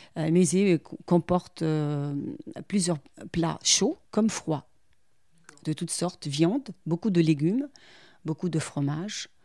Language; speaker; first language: French; non-native, local second language; Arabic